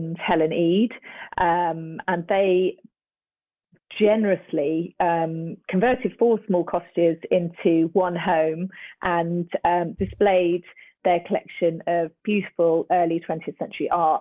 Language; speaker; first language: English; native; English